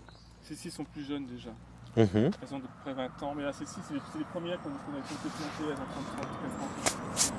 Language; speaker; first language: French; native; French